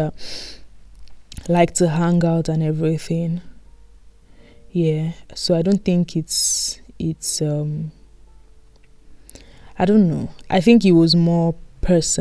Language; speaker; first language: English; non-native, local second language; Yoruba